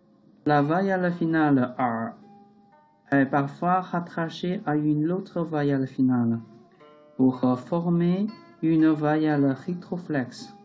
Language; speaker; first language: French; non-native, learner; Chinese